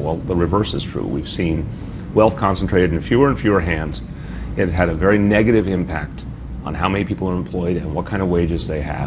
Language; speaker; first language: English; native; English